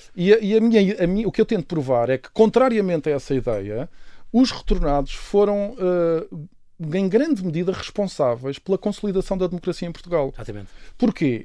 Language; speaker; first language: Portuguese; native; Portuguese